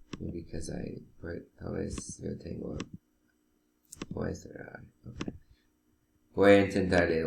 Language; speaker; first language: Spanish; non-native, learner; English